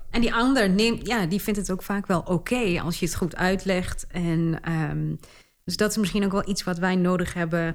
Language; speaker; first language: Dutch; early bilingual, other home language; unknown